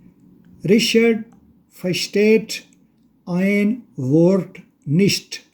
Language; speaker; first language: German; non-native, fluent; Urdu